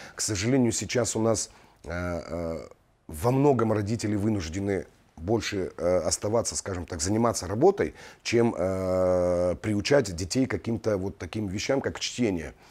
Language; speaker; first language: Russian; non-native, local second language; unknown